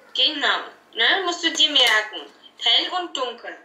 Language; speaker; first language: German; native; German